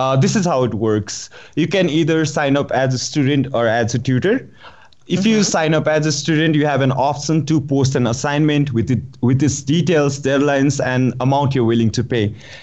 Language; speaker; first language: English; non-native, local second language; Nepali